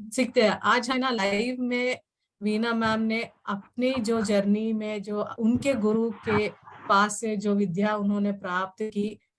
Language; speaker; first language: Hindi; non-native, local second language; Telugu